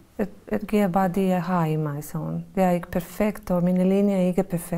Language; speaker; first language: Danish; non-native, fluent; Bosnian